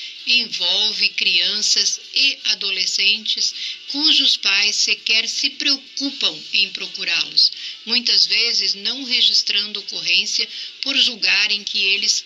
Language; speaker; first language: Portuguese; native; Portuguese